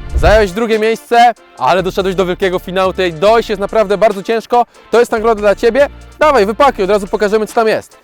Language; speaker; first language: Polish; native; Polish